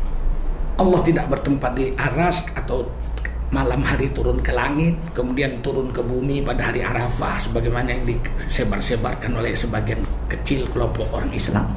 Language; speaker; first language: Indonesian; native; Indonesian